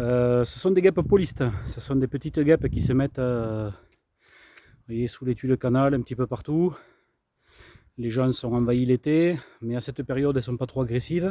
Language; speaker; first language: French; native; French